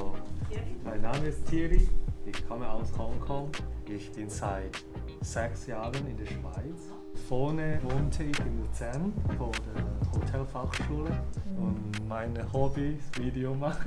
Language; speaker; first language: German; non-native, learner; Cantonese